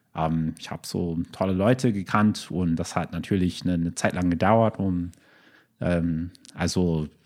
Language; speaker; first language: German; non-native, fluent; English